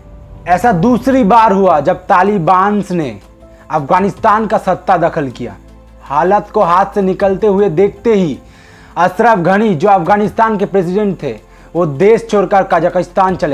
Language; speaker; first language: Hindi; non-native, local second language; Bangla